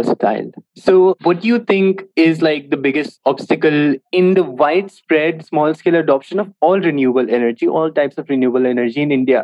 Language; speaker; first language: English; non-native, local second language; Hindi